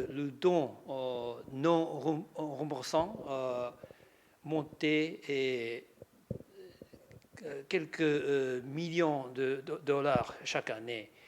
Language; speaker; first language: French; non-native, learner; Japanese